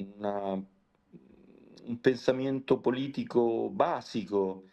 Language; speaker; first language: Spanish; non-native, fluent; Italian